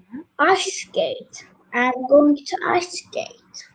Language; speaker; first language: English; non-native, learner; Turkish